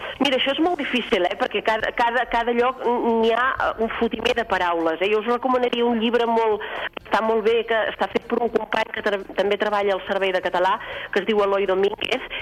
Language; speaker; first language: Catalan; native; Catalan